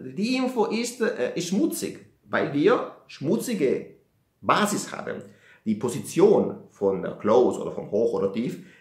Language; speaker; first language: German; non-native, fluent; Italian